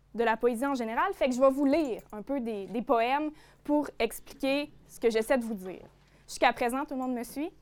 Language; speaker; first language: French; native; French